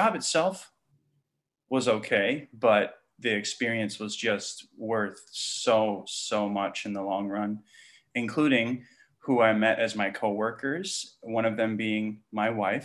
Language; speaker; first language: English; native; English